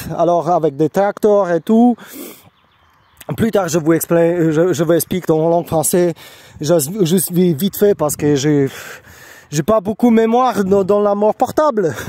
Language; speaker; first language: French; non-native, learner; Polish